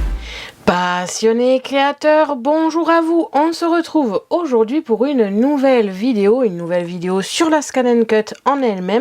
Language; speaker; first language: French; native; French